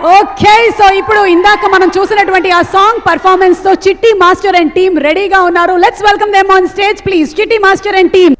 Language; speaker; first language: Telugu; native; Telugu